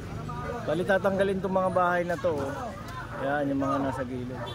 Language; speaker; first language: Filipino; native; Filipino